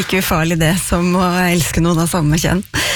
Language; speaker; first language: Norwegian; native; Norwegian